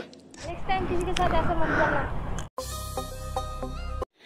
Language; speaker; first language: Hindi; native; Hindi